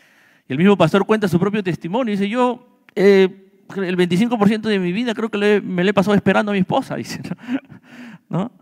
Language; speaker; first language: Spanish; native; Spanish